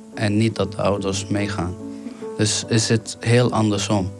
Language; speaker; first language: Dutch; non-native, fluent; Arabic